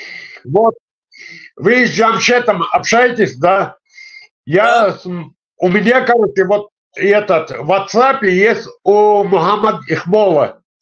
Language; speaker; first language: Russian; non-native, local second language; Tajik